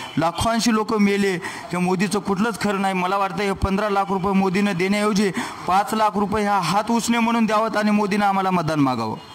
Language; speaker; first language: Marathi; native; Marathi